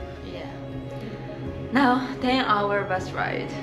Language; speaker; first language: English; non-native, fluent; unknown